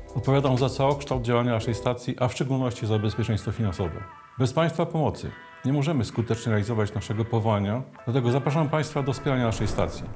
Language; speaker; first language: Polish; native; Polish